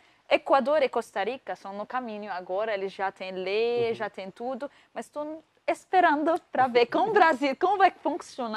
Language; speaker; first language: Portuguese; non-native, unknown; Arabic